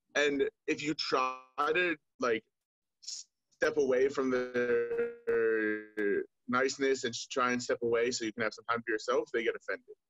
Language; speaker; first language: English; native; English